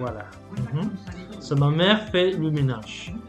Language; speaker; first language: French; non-native, fluent; Spanish